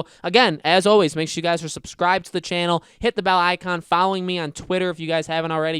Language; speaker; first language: English; native; English